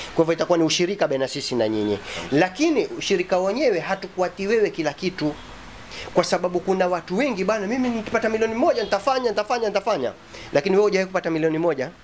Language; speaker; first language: Swahili; native; Swahili